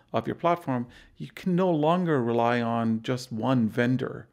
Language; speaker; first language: English; non-native, fluent; Arabic